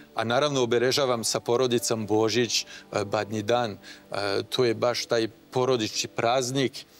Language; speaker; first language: Croatian; non-native, fluent; French